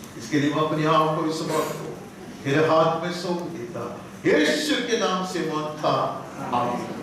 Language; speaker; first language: Hindi; non-native, local second language; Telugu